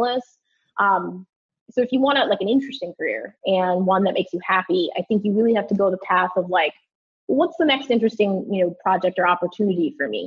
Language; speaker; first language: English; native; English